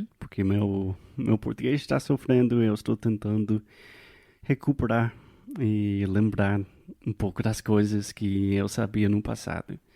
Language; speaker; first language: Portuguese; non-native, fluent; English